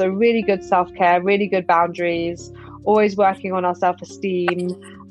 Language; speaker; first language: English; native; English